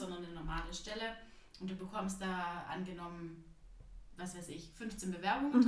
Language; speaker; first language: German; native; German